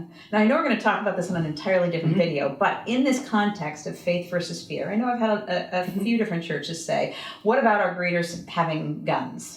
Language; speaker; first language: English; native; English